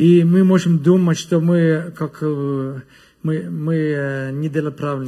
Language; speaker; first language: Russian; non-native, learner; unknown